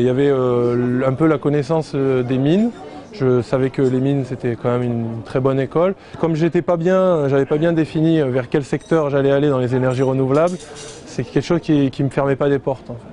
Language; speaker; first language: French; native; French